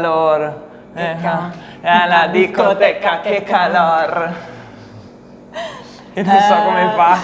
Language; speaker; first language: Italian; native; Italian